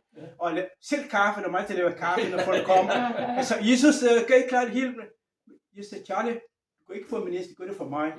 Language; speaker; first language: Danish; non-native, fluent; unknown